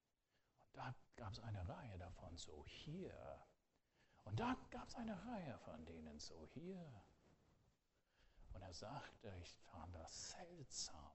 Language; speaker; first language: German; non-native, fluent; English